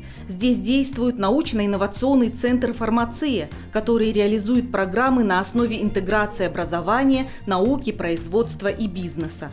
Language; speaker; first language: Russian; native; Russian